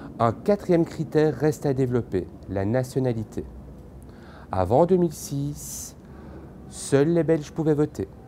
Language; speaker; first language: French; native; French